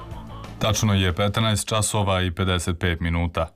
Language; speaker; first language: Serbian; native; Serbian